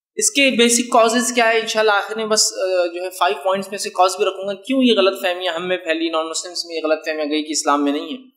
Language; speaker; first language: Urdu; native; Urdu